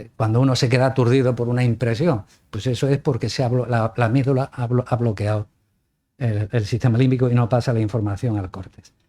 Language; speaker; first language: Spanish; native; Spanish